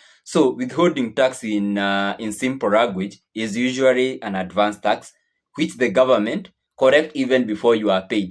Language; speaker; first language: English; non-native, local second language; Swahili